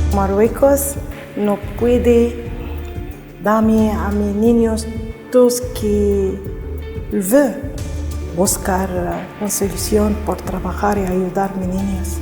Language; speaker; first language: Spanish; non-native, learner; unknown